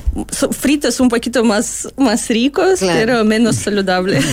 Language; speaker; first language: Spanish; early bilingual, other home language; Russian